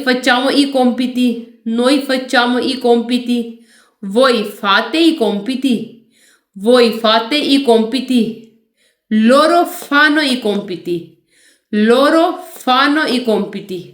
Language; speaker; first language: Italian; non-native, fluent; Urdu